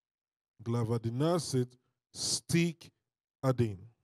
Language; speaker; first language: Russian; non-native, learner; English